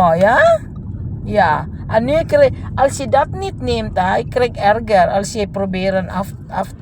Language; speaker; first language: Dutch; non-native, learner; Filipino